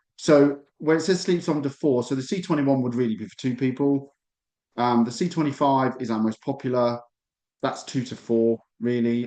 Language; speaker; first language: English; native; English